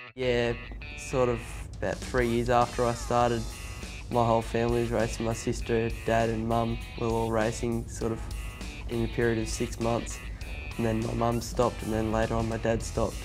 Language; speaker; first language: English; native; English